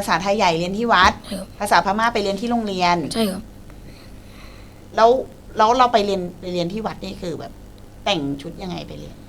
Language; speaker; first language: Thai; native; Thai